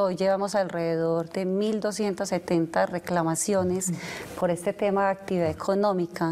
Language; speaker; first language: Spanish; native; Spanish